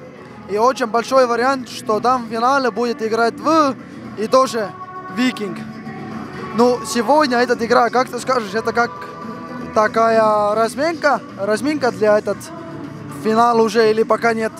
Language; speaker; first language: Russian; non-native, learner; Estonian